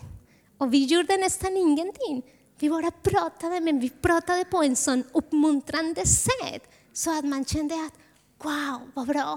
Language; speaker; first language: Swedish; non-native, fluent; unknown